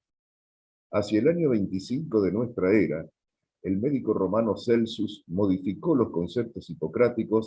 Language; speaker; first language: Spanish; native; Spanish